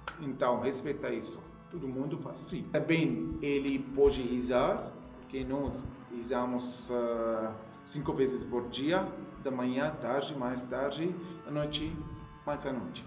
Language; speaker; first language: Portuguese; non-native, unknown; Arabic